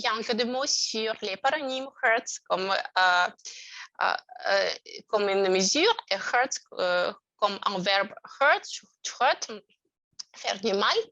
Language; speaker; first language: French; non-native, fluent; Russian